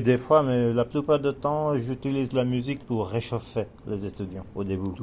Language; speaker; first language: French; non-native, fluent; Bangla